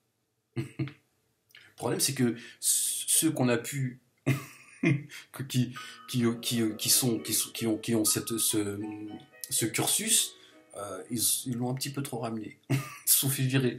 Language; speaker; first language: French; native; French